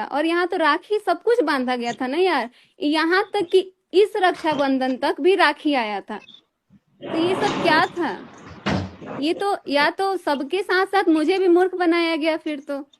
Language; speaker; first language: Hindi; native; Hindi